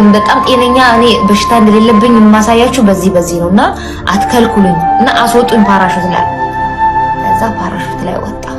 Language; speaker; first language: Amharic; native; Amharic